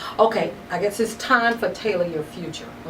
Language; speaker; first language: English; native; English